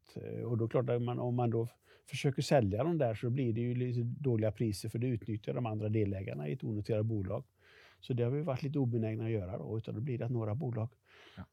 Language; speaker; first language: Swedish; native; Swedish